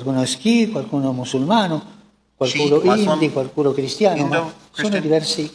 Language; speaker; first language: Italian; non-native, fluent; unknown